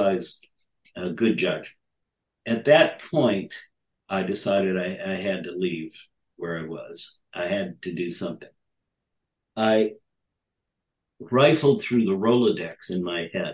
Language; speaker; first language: English; native; English